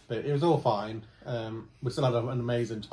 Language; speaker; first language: English; native; English